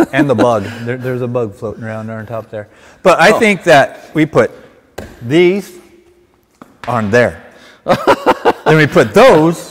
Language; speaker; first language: English; native; English